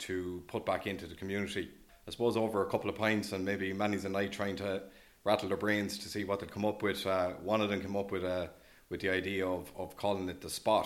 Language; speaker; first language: English; native; English